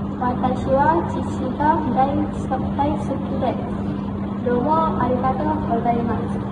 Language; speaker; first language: Japanese; non-native, learner; Malay